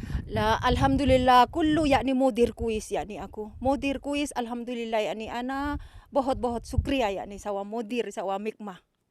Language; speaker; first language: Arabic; non-native, learner; Indonesian